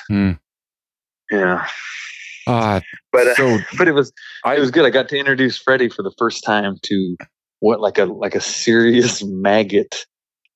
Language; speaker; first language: English; native; English